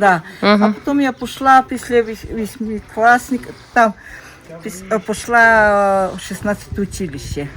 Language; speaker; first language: Ukrainian; non-native, local second language; Hungarian